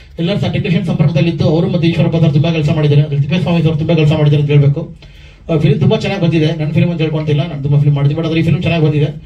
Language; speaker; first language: Kannada; native; Kannada